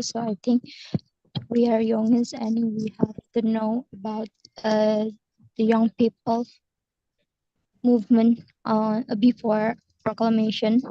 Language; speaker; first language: English; non-native, learner; Indonesian